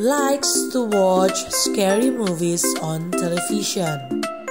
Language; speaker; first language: English; non-native, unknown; Indonesian